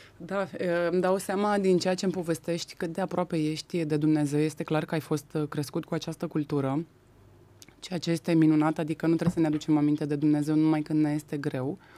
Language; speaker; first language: Romanian; native; Romanian